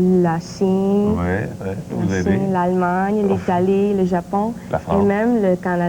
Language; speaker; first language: French; non-native, learner; English